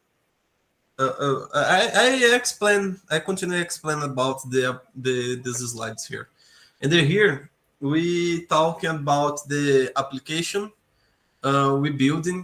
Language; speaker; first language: English; non-native, learner; Portuguese